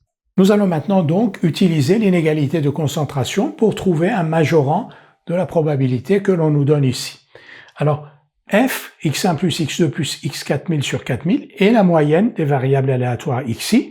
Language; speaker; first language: French; native; French